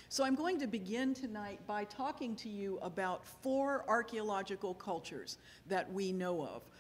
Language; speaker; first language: English; native; English